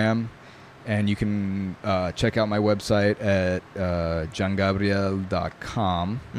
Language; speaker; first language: English; early bilingual, other home language; Italian